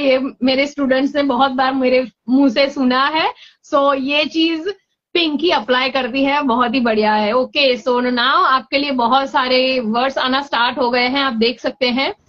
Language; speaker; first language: Hindi; non-native, local second language; Gujarati